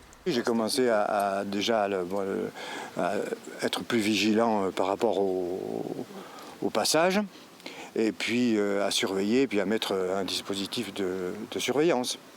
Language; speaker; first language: French; native; French